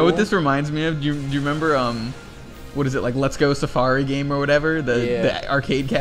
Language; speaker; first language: English; native; English